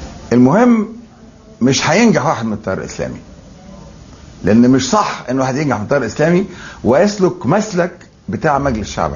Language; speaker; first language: Arabic; native; Arabic